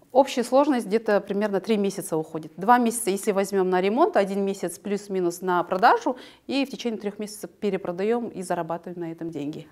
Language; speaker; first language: Russian; non-native, local second language; Kazakh